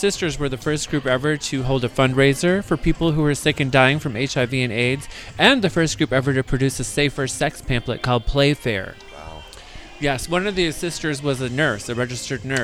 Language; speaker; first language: English; native; English